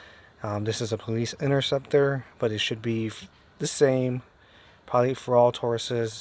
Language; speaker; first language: English; native; English